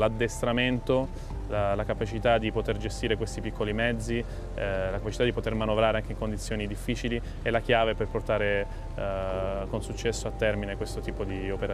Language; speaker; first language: Italian; native; Italian